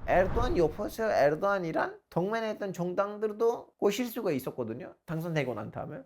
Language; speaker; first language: Korean; non-native, fluent; Turkish